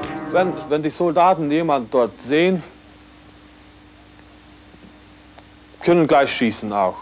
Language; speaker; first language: German; non-native, learner; Hungarian